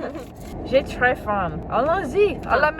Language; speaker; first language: French; non-native, learner; English